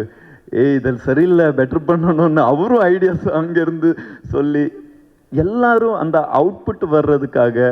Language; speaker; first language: Tamil; non-native, learner; Kannada